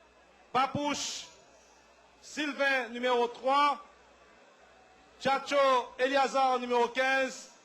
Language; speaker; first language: French; non-native, local second language; Haitian Creole